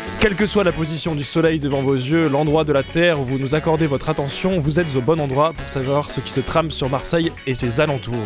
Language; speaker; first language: French; native; French